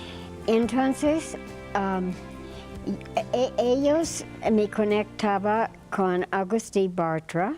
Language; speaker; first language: Spanish; non-native, fluent; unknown